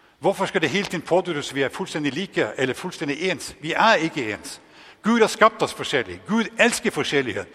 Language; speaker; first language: Norwegian; native; Norwegian